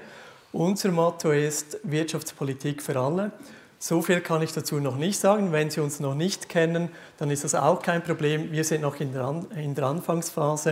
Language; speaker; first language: German; native; German